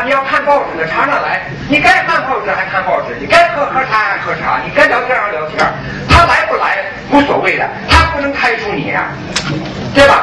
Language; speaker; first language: Chinese; early bilingual, other home language; English